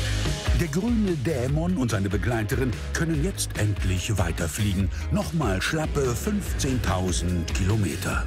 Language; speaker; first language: German; native; German